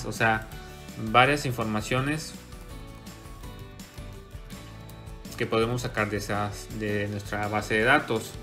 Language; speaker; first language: Spanish; native; Spanish